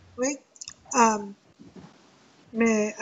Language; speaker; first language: French; non-native, learner; English